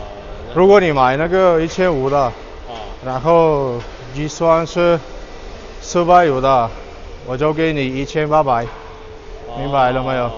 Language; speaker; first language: Chinese; non-native, fluent; Tajik